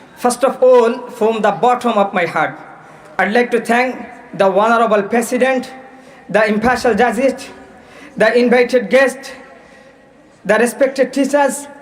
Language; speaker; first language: English; non-native, local second language; Bangla